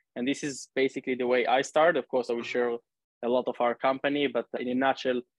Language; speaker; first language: English; non-native, fluent; Hebrew